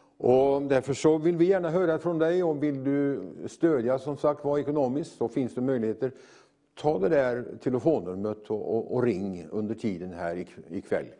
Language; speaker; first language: Swedish; native; Swedish